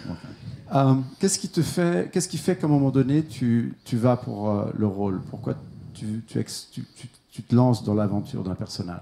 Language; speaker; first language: French; native; French